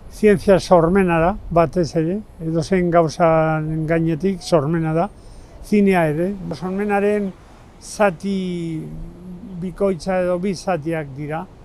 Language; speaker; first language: Basque; non-native, local second language; Spanish